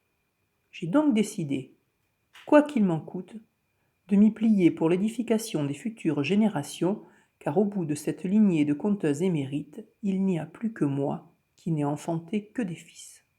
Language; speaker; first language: French; native; French